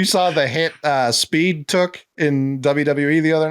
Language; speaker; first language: English; native; English